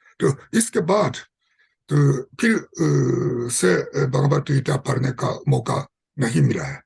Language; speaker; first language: Hindi; non-native, fluent; Japanese